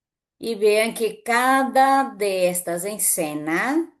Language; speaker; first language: Spanish; non-native, fluent; Portuguese